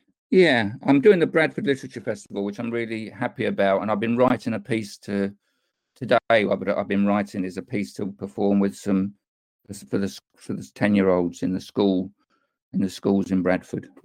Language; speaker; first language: English; native; English